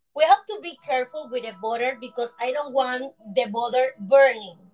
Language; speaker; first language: English; non-native, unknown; Spanish